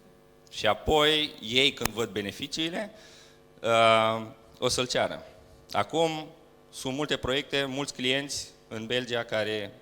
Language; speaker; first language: Romanian; native; Romanian